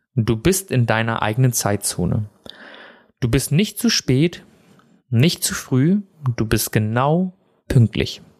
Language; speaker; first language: German; early bilingual, other home language; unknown